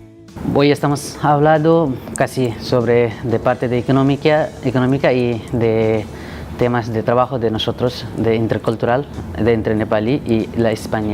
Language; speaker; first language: Spanish; non-native, learner; Nepali